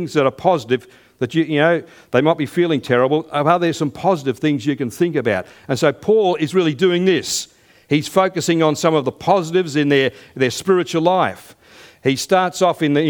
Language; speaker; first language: English; native; English